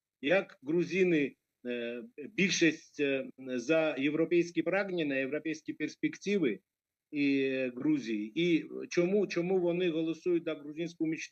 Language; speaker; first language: Ukrainian; non-native, fluent; Georgian